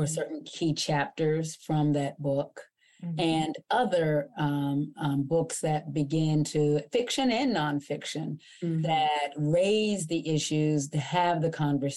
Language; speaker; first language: English; native; English